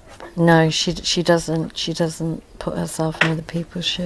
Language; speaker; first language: English; native; English